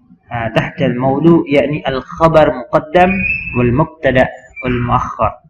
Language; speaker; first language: Arabic; non-native, fluent; Indonesian